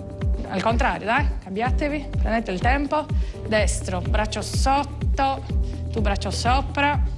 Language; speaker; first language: Italian; native; Italian